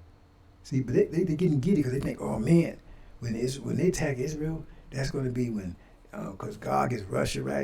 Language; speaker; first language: English; native; English